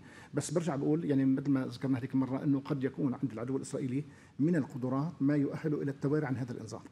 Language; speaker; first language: Arabic; native; Arabic